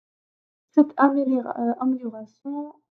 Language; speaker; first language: French; non-native, fluent; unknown